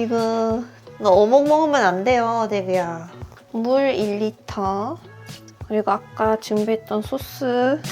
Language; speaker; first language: Korean; non-native, fluent; Swedish